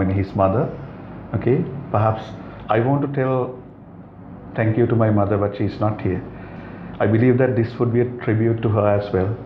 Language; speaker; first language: English; non-native, local second language; Sinhala